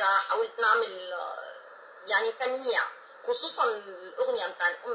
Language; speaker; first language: Arabic; native; Arabic